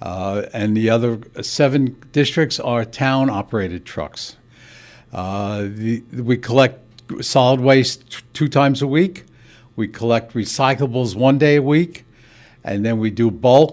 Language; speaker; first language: English; native; English